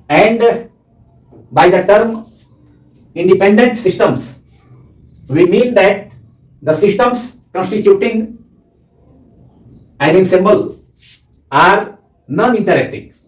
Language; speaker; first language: English; non-native, local second language; Hindi